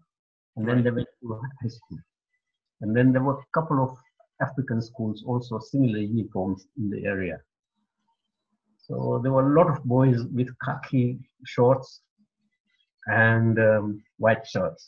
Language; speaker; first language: English; non-native, local second language; Gujarati